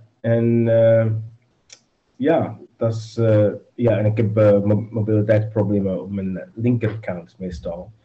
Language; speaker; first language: Dutch; non-native, learner; English